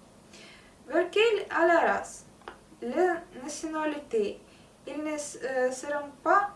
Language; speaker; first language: French; non-native, learner; Russian